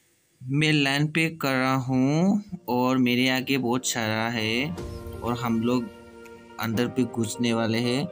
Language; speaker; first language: Hindi; non-native, local second language; Bodo